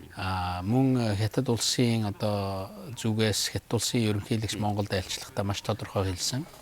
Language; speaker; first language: Mongolian; native; Mongolian